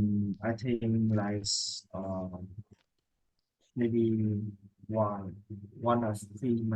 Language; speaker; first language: English; non-native, learner; Vietnamese